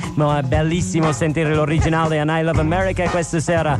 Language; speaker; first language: Italian; non-native, fluent; English